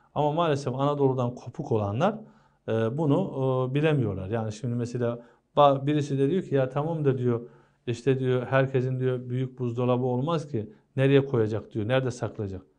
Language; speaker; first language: Turkish; native; Turkish